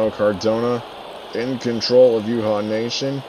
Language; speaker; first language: English; native; English